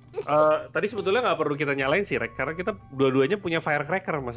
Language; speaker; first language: Indonesian; native; Indonesian